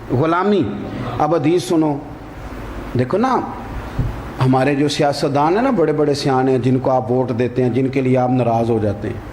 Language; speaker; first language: Urdu; non-native, local second language; Punjabi